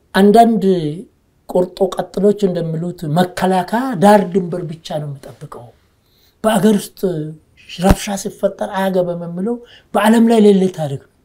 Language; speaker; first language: Amharic; non-native, local second language; Oromo